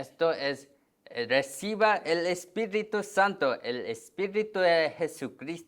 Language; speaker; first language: Spanish; non-native, learner; Korean